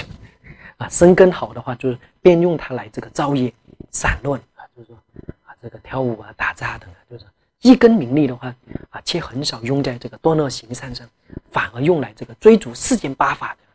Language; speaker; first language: Chinese; non-native, local second language; Tibetan